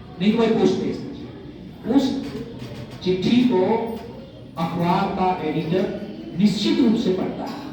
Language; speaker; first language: Hindi; native; Hindi